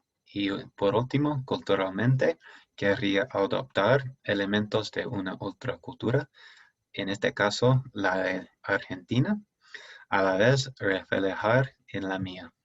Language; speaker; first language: Spanish; non-native, fluent; English